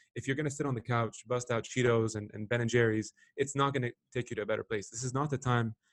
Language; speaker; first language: English; non-native, fluent; Arabic